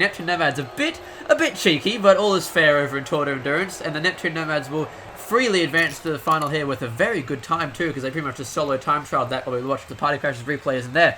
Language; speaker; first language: English; native; English